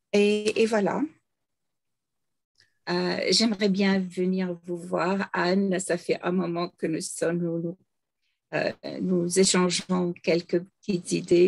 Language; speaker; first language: French; non-native, fluent; English